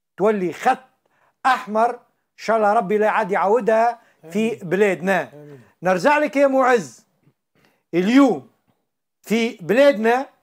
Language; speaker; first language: Arabic; native; Arabic